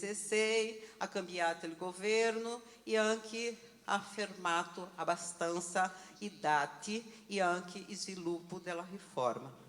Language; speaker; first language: Italian; non-native, learner; Portuguese